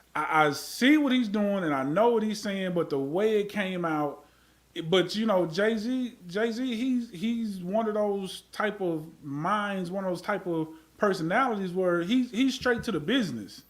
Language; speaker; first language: English; native; English